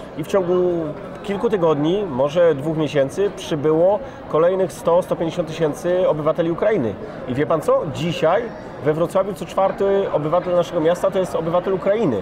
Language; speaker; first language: Polish; native; Polish